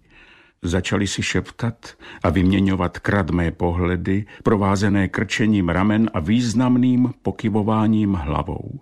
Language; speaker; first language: Czech; native; Czech